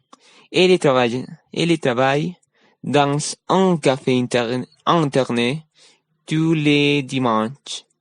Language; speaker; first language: French; non-native, learner; Spanish